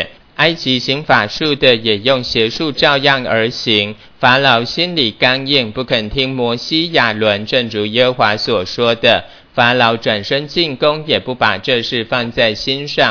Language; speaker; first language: Chinese; native; Chinese